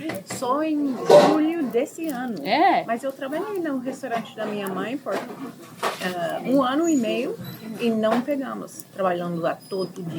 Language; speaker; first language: Portuguese; early bilingual, heritage; Portuguese